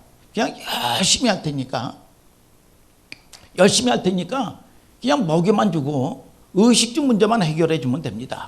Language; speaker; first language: Korean; native; Korean